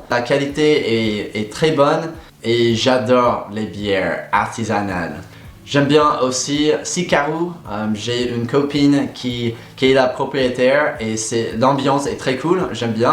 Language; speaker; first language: French; non-native, fluent; English